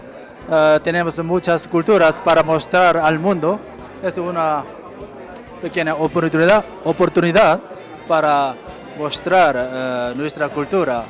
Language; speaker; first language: Spanish; non-native, fluent; Korean